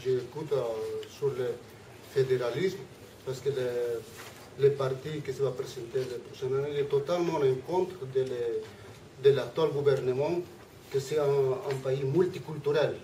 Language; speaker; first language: French; non-native, learner; Spanish